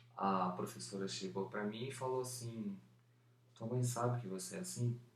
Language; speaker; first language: Portuguese; early bilingual, other home language; Spanish